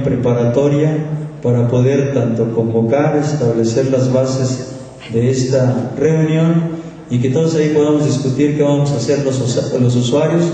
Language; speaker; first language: Spanish; native; Spanish